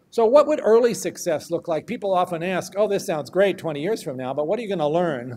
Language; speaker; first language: English; native; English